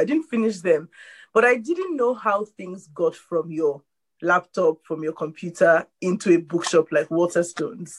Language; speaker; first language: English; non-native, local second language; Yoruba